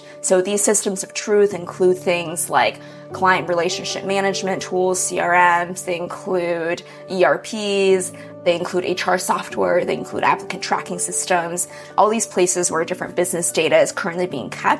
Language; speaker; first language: English; early bilingual, other home language; Chinese